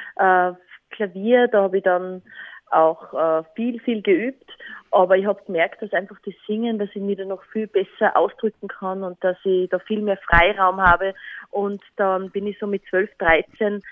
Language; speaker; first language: German; native; German